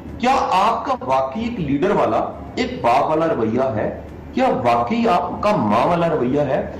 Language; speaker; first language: Urdu; non-native, local second language; Punjabi